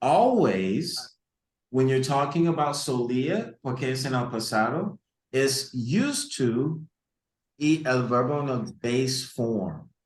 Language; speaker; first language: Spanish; non-native, learner; English